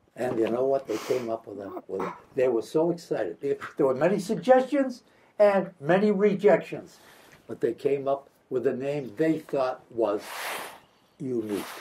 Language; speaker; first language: English; native; English